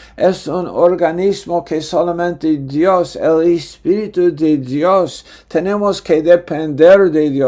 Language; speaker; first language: Spanish; non-native, fluent; English